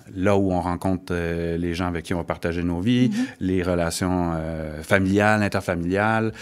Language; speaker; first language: French; native; French